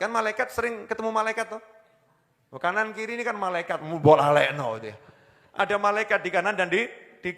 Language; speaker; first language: Indonesian; native; Indonesian